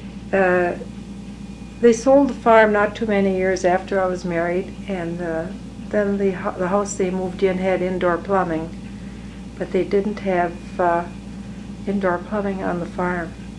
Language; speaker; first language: English; early bilingual, other home language; French